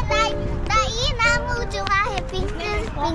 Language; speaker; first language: Korean; early bilingual, other home language; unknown